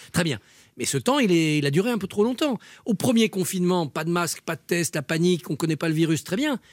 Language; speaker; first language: French; native; French